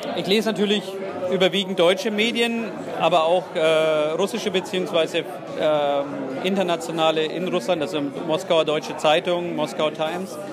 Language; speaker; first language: German; native; German